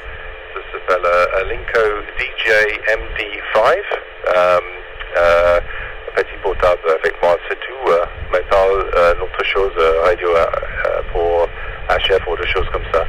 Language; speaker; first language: French; non-native, learner; English